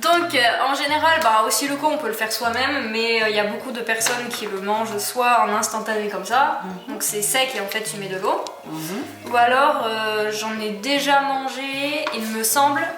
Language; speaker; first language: French; native; French